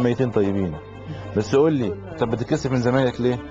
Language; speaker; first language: Arabic; native; Arabic